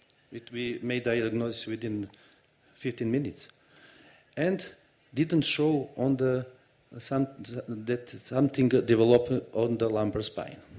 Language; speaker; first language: English; non-native, fluent; Serbian